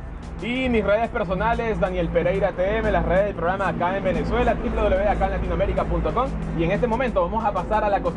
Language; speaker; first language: Spanish; native; Spanish